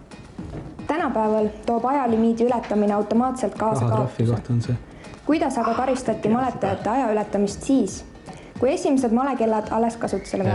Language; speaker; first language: Estonian; native; Estonian